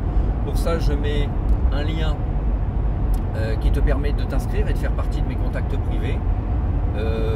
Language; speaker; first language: French; native; French